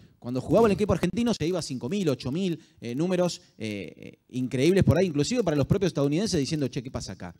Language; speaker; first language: Spanish; native; Spanish